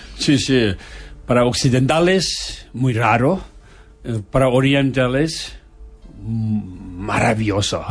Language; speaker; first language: Spanish; non-native, fluent; Tibetan